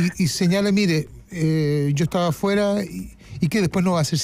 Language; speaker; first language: Spanish; native; Spanish